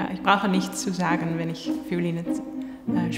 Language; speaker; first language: German; non-native, fluent; Arabic